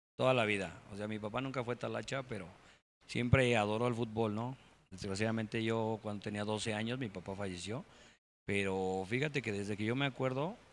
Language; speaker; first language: Spanish; native; Spanish